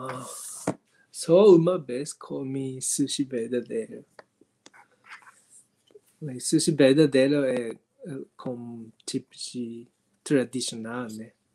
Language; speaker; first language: Portuguese; non-native, learner; Japanese